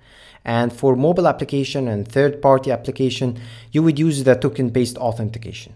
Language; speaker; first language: English; non-native, fluent; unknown